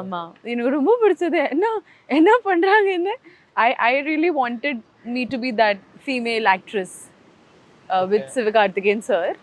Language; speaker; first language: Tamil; non-native, local second language; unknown